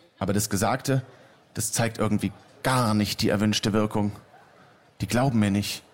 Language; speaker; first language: German; native; German